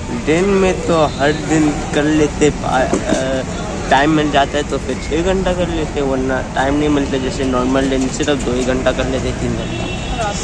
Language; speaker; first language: Hindi; non-native, local second language; Bangla